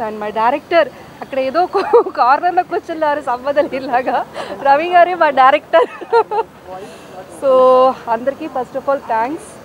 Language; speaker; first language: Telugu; non-native, learner; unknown